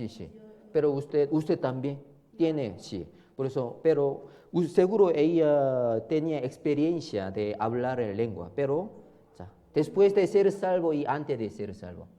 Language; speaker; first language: Spanish; non-native, learner; Korean